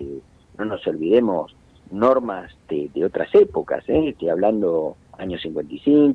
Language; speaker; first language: Spanish; native; Spanish